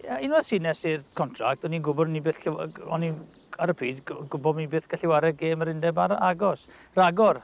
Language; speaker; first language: Welsh; native; Welsh